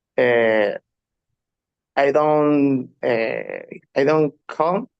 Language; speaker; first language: English; non-native, learner; Spanish